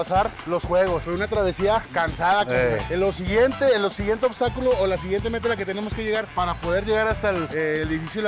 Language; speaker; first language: Spanish; native; Spanish